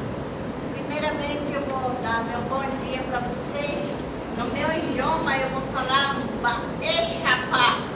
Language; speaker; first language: Portuguese; non-native, local second language; Guarani